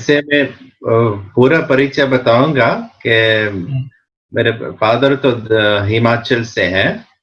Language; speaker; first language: Hindi; native; Hindi